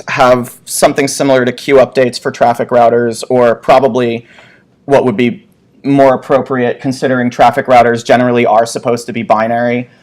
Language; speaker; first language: English; native; English